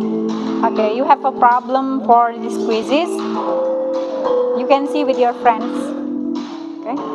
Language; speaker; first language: English; non-native, learner; Indonesian